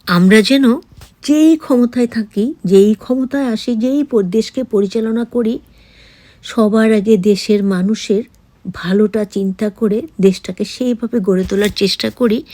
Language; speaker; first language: Bangla; native; Bangla